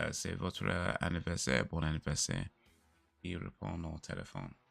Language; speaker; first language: French; non-native, learner; English